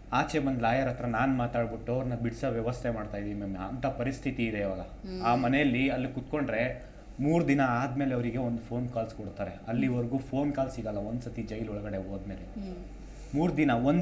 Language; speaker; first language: Kannada; native; Kannada